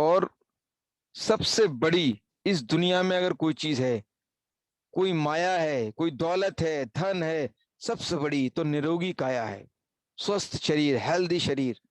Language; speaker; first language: Hindi; native; Hindi